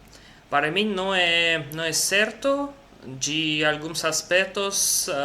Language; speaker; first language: Portuguese; non-native, learner; Russian